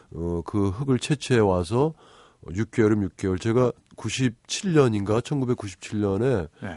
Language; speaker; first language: Korean; native; Korean